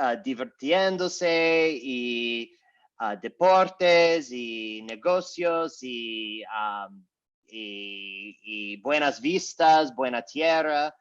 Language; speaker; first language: Spanish; non-native, learner; English